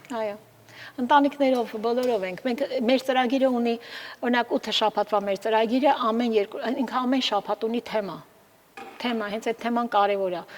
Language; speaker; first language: Armenian; early bilingual, heritage; Armenian